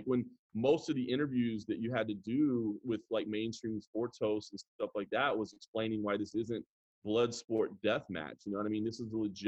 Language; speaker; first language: English; native; English